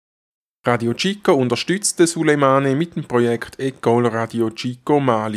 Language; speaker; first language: German; native; German